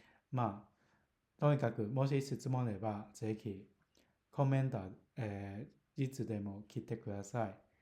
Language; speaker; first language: Japanese; non-native, fluent; Cantonese